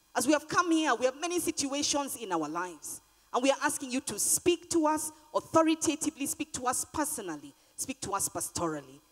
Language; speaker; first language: English; non-native, local second language; Luyia